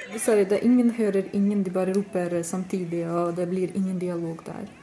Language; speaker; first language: Norwegian; non-native, fluent; Russian